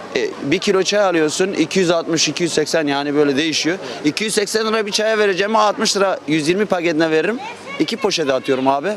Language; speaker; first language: Turkish; non-native, local second language; Kurdish